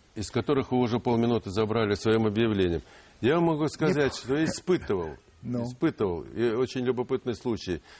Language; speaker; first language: Russian; non-native, local second language; Ukrainian